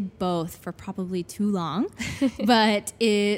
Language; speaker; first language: English; native; English